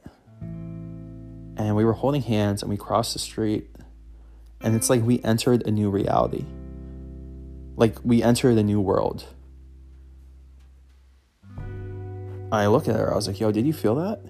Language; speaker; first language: English; native; English